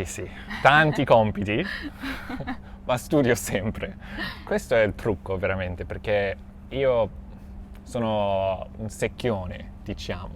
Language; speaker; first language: Italian; non-native, fluent; English